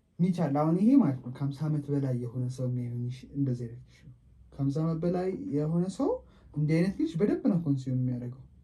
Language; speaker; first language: Amharic; native; Amharic